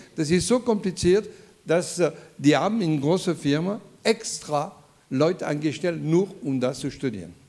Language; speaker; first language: German; non-native, fluent; French